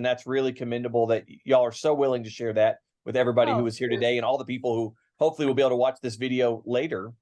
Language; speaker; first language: English; native; English